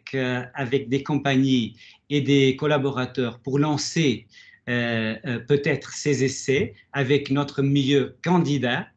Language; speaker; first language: French; non-native, fluent; Portuguese